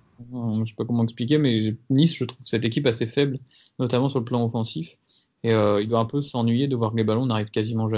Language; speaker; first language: French; native; French